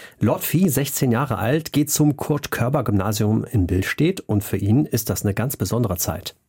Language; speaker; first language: German; native; German